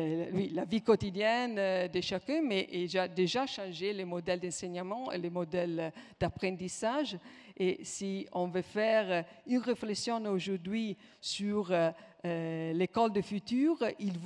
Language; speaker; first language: French; non-native, fluent; Italian